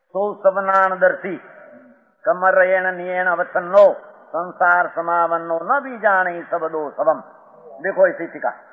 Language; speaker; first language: Hindi; non-native, local second language; Gujarati